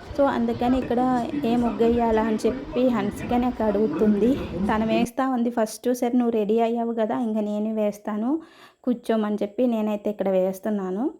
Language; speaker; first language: Telugu; non-native, fluent; Malayalam